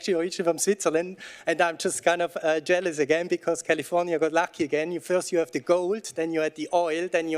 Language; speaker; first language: English; non-native, fluent; Swiss German